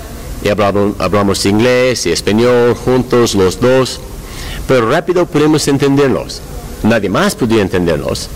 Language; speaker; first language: Spanish; non-native, learner; English